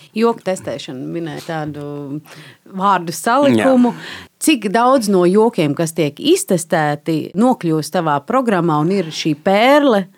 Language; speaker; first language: Latvian; native; Latvian